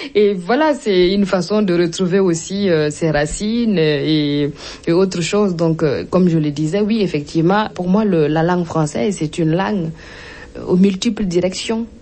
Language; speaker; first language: French; non-native, local second language; Mossi